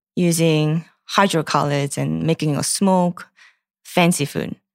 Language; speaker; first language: English; non-native, fluent; Korean